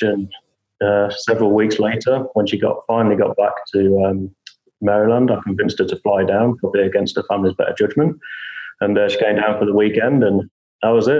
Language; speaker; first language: English; native; English